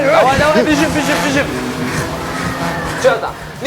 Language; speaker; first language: Russian; non-native, local second language; Kyrgyz